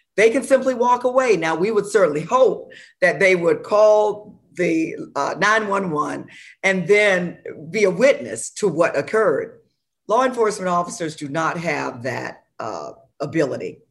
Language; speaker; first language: English; native; English